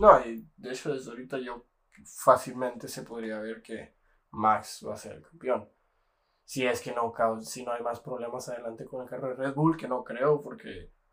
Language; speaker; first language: Spanish; native; Spanish